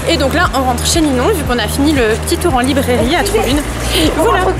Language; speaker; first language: French; native; French